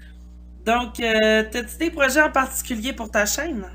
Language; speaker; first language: French; native; French